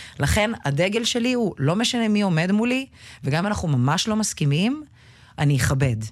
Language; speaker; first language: Hebrew; early bilingual, other home language; Russian